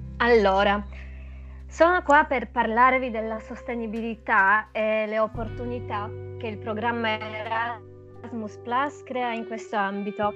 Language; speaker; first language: Italian; non-native, fluent; Polish